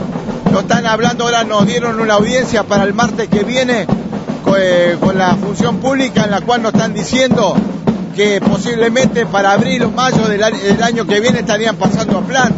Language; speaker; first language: Spanish; native; Spanish